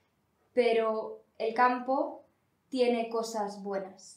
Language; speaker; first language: Spanish; non-native, learner; English